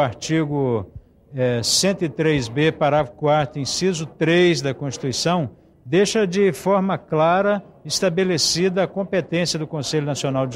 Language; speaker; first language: Portuguese; native; Portuguese